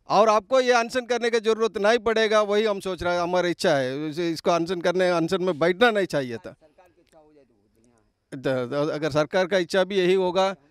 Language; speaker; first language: Hindi; non-native, local second language; Telugu